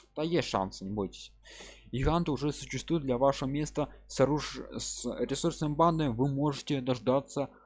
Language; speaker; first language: Russian; non-native, local second language; Ukrainian